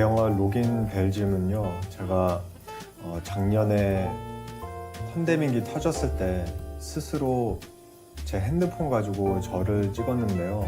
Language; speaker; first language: Korean; early bilingual, heritage; Korean